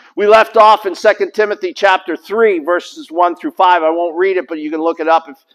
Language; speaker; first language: English; native; English